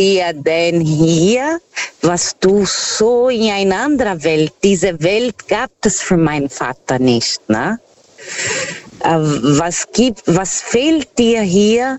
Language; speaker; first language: German; non-native, fluent; Portuguese